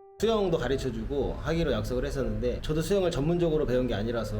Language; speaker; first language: Korean; native; Korean